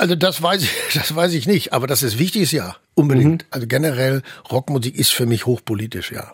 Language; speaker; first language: German; native; German